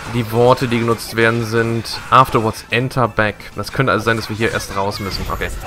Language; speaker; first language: German; native; German